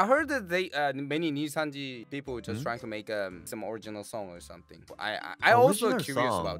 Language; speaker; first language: English; non-native, learner; Korean